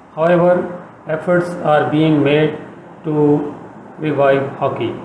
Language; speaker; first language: English; non-native, local second language; Urdu